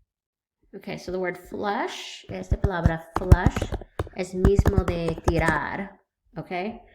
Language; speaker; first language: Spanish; non-native, learner; English